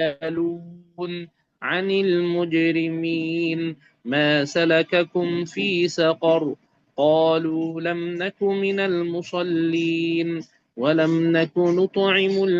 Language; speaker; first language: Arabic; native; Arabic